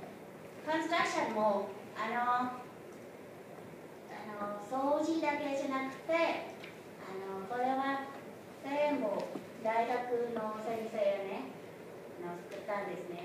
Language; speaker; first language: Japanese; non-native, fluent; Thai